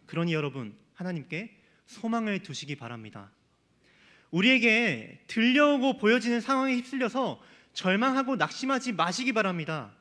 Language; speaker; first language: Korean; native; Korean